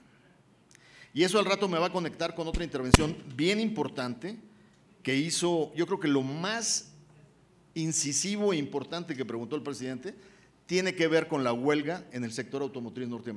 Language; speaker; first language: Spanish; native; Spanish